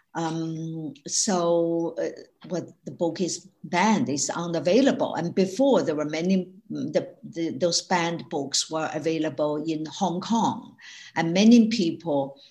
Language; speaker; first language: English; non-native, fluent; Chinese